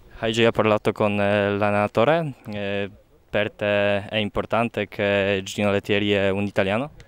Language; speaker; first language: Italian; non-native, learner; Polish